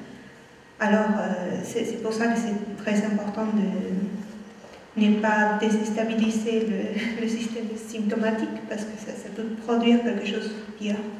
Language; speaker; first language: French; non-native, fluent; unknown